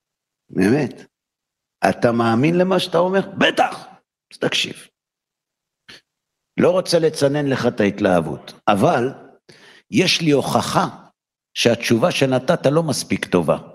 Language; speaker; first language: Hebrew; native; Hebrew